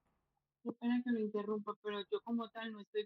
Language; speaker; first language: Spanish; native; Spanish